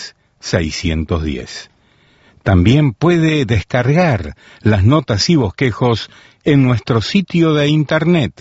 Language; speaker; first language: Spanish; native; Spanish